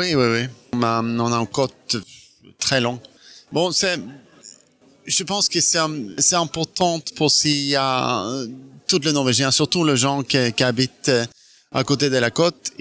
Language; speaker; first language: French; non-native, fluent; Norwegian